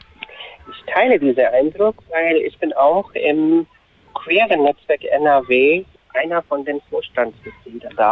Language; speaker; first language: German; non-native, fluent; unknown